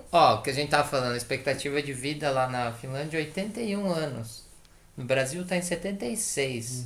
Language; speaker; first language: Portuguese; native; Portuguese